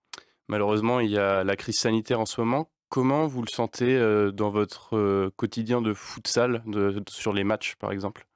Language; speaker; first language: French; native; French